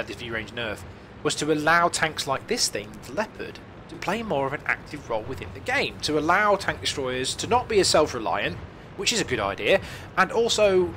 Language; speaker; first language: English; native; English